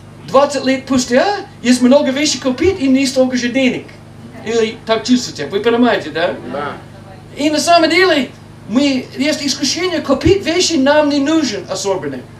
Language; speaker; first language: Russian; non-native, learner; English